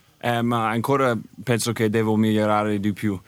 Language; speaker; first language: Italian; non-native, learner; English